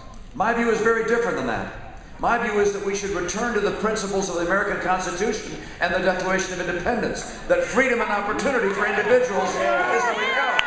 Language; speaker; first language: English; native; English